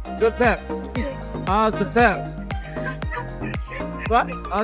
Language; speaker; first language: English; non-native, learner; Indonesian